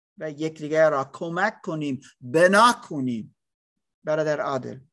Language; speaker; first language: Persian; non-native, learner; English